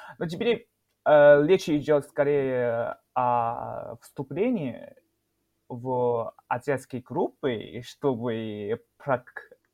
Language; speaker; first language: Russian; non-native, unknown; Chinese